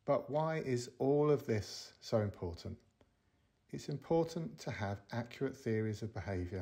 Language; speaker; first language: English; native; English